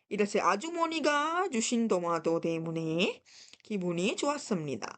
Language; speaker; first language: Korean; non-native, fluent; Sinhala